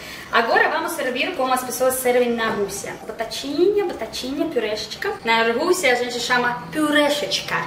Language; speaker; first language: Portuguese; non-native, fluent; Russian